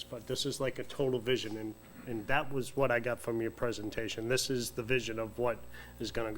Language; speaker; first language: English; native; English